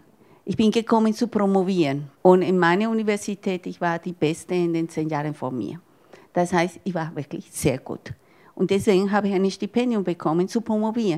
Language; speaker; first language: German; non-native, fluent; Spanish